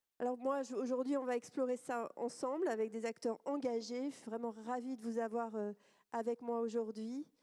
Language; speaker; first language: French; native; French